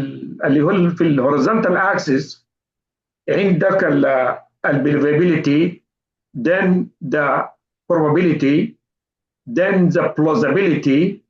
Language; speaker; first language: Arabic; native; Arabic